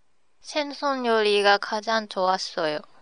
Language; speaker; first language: Korean; non-native, learner; Japanese